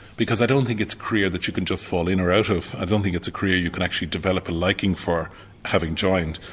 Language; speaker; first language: English; native; English